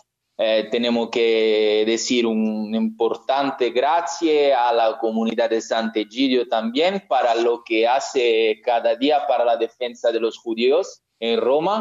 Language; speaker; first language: Spanish; non-native, learner; Italian